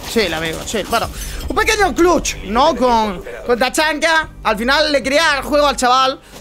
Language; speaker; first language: Spanish; native; Spanish